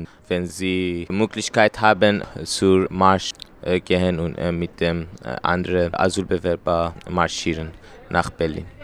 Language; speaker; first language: German; non-native, learner; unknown